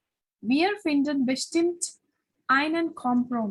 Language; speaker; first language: German; non-native, fluent; Hindi